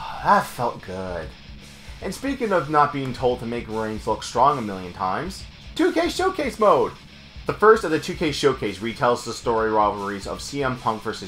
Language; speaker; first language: English; native; English